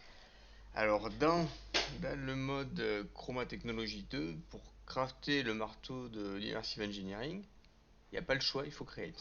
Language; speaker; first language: French; native; French